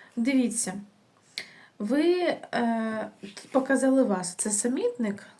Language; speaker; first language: Ukrainian; non-native, local second language; Russian